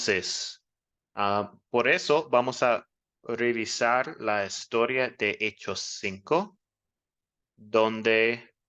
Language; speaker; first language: Spanish; non-native, fluent; English